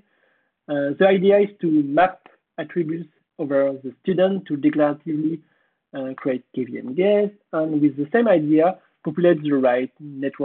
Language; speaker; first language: English; non-native, fluent; French